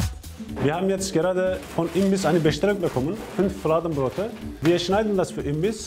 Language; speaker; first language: German; non-native, learner; Turkish